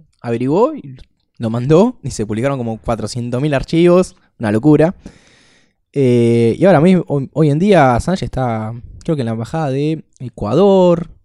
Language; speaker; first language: Spanish; native; Spanish